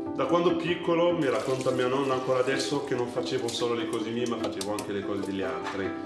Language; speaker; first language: Italian; non-native, fluent; Arabic